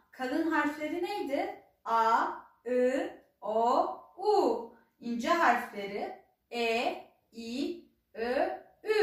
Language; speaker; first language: Turkish; non-native, fluent; Persian